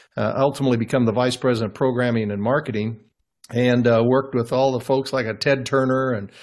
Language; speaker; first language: English; native; English